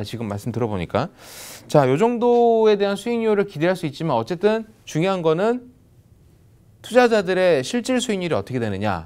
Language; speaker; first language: Korean; native; Korean